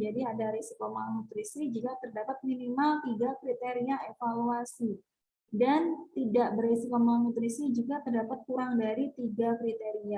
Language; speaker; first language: Indonesian; native; Indonesian